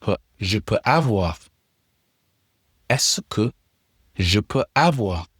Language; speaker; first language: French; non-native, learner; English